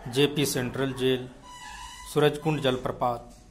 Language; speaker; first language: Hindi; native; Hindi